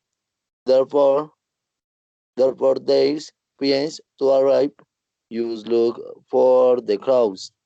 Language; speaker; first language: English; non-native, learner; Spanish